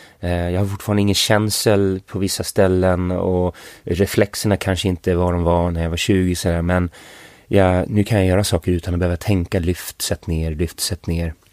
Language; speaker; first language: Swedish; early bilingual, other home language; English